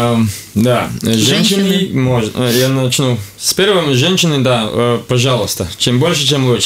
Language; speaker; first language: Russian; non-native, local second language; Latvian